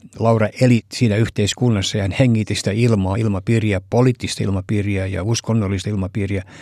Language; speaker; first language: Finnish; early bilingual, heritage; Finnish